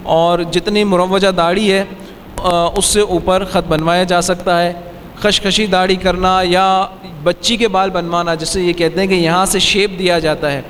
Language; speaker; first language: Urdu; native; Urdu